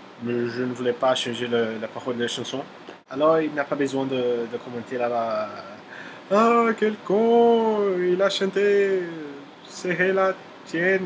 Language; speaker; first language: French; non-native, learner; Portuguese